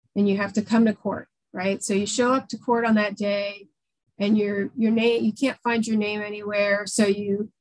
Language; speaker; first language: English; native; English